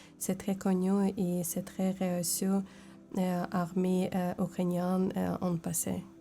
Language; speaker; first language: French; non-native, learner; Ukrainian